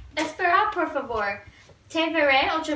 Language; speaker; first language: Spanish; non-native, learner; English